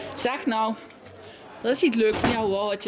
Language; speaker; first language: Dutch; native; Dutch